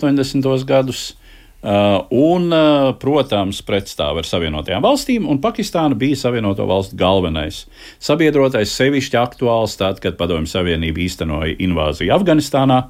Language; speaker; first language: Latvian; native; Latvian